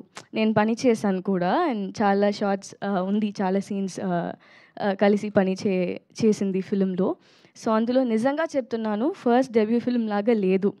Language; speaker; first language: Telugu; non-native, learner; Tamil